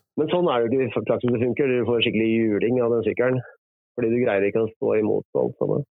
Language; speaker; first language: Norwegian; native; Norwegian